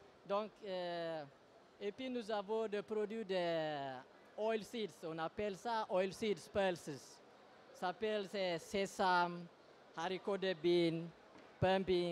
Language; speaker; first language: French; non-native, learner; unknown